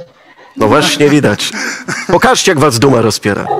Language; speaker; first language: Polish; native; Polish